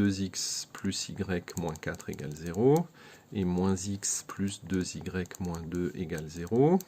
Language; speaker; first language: French; native; French